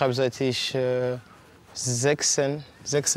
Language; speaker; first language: German; non-native, fluent; French